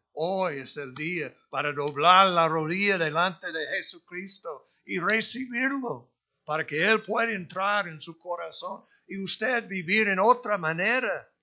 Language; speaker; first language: Spanish; non-native, fluent; English